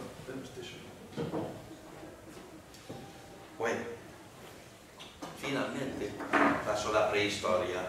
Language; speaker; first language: Italian; non-native, learner; Spanish